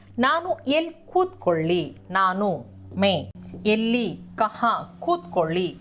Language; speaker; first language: Kannada; native; Kannada